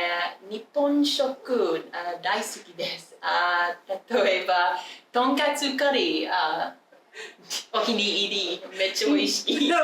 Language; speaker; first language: Japanese; non-native, learner; English